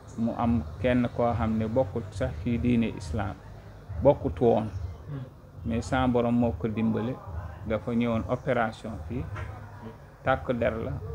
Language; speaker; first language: Wolof; non-native, local second language; Jola-Fonyi